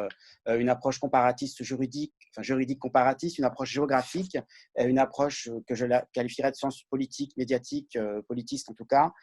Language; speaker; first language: French; native; French